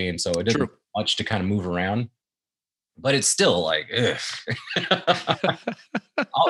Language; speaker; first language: English; native; English